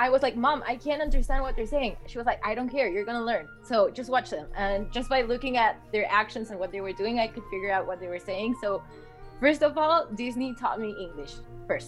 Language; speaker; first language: English; non-native, fluent; Spanish